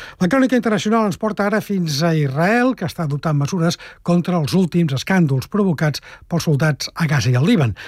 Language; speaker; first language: Catalan; native; Catalan